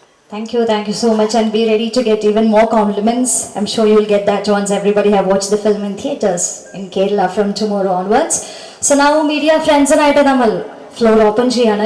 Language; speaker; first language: English; non-native, local second language; Malayalam